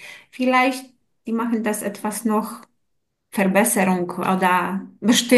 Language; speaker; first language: German; non-native, learner; Polish